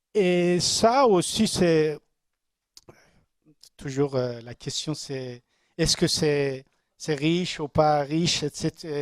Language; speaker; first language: French; non-native, learner; Persian